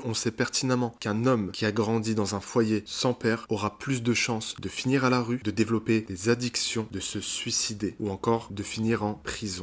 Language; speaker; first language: French; native; French